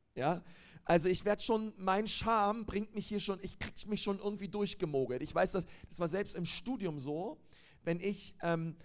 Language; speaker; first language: German; native; German